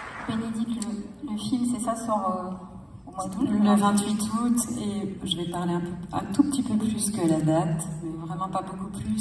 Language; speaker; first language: French; native; French